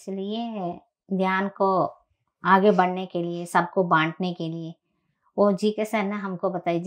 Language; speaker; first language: Hindi; non-native, local second language; Telugu